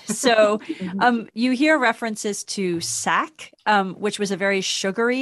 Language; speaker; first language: English; native; English